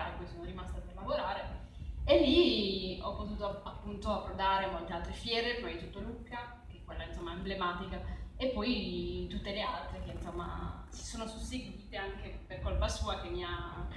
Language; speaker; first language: Italian; native; Italian